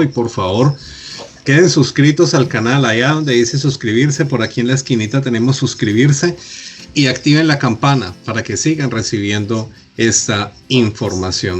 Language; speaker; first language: Spanish; native; Spanish